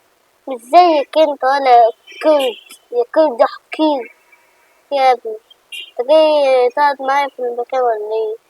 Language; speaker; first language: Arabic; native; Arabic